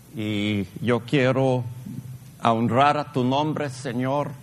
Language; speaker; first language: Spanish; early bilingual, heritage; Spanish